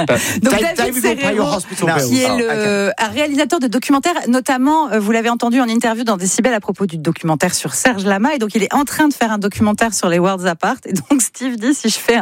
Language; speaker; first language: French; native; French